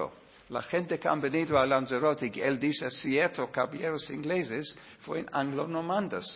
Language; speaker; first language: Spanish; non-native, learner; English